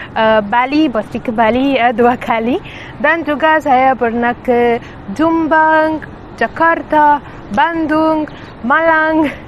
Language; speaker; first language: Indonesian; non-native, fluent; Arabic